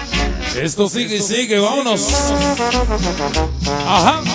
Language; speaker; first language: Spanish; native; Spanish